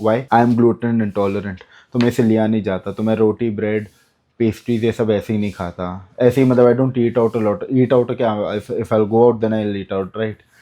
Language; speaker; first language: Hindi; non-native, local second language; Bangla